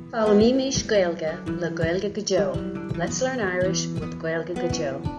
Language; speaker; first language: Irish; non-native, local second language; English